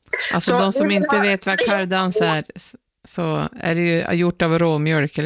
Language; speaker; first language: Swedish; native; Swedish